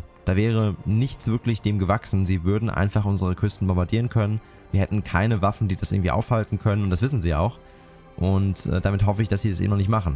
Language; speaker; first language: German; native; German